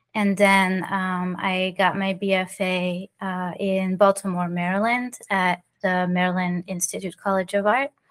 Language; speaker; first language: English; early bilingual, other home language; French